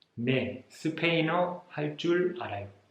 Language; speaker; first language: Korean; non-native, fluent; Spanish